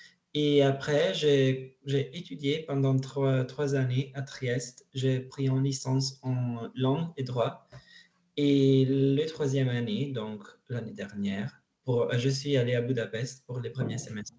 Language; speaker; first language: French; non-native, learner; Italian